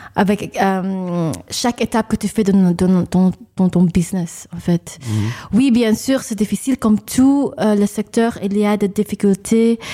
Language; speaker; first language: French; non-native, learner; English